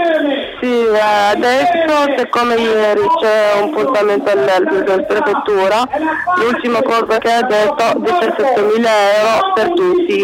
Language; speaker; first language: Italian; non-native, learner; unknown